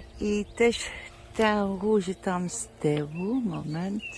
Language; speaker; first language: Polish; non-native, learner; Dutch